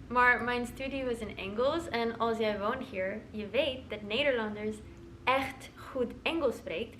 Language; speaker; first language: Dutch; non-native, learner; English